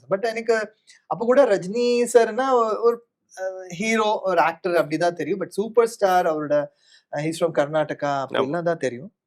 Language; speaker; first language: Tamil; non-native, local second language; Kannada